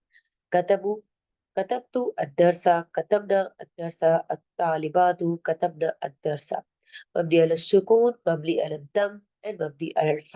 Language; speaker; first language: Arabic; non-native, fluent; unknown